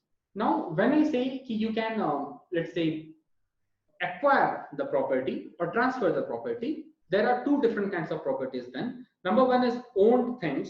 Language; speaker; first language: English; non-native, local second language; Hindi